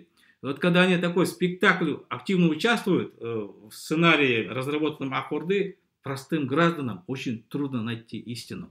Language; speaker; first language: Russian; native; Russian